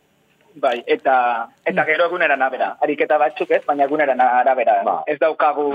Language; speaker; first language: Basque; non-native, learner; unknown